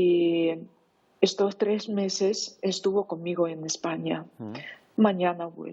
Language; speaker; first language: Spanish; non-native, fluent; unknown